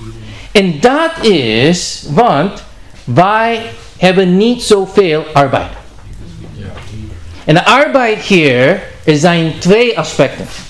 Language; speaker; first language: Dutch; non-native, learner; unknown